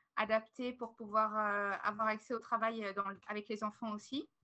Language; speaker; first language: French; native; French